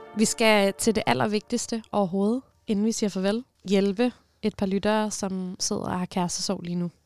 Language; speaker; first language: Danish; native; Danish